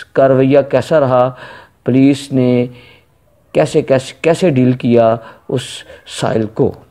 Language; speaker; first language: Hindi; non-native, local second language; Punjabi